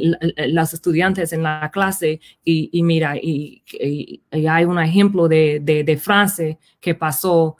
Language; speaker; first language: Spanish; early bilingual, heritage; Spanish